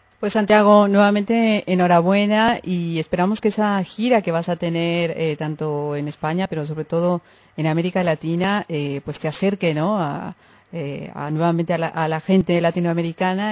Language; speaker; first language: Spanish; native; Spanish